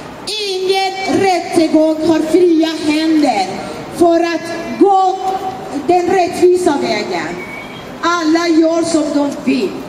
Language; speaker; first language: Swedish; non-native, fluent; Persian